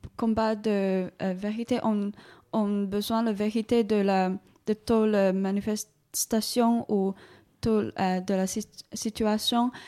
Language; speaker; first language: French; non-native, learner; Cantonese